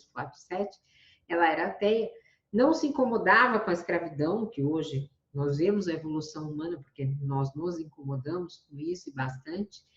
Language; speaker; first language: Portuguese; native; Portuguese